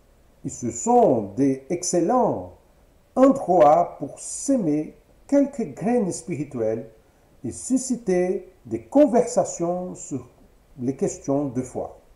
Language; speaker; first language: French; non-native, fluent; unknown